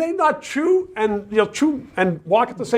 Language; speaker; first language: English; native; English